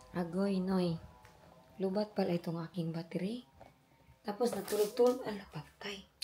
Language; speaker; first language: Filipino; non-native, local second language; Cebuano